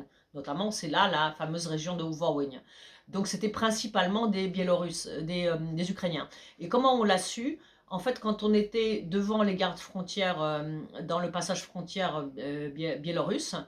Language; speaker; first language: French; early bilingual, other home language; Polish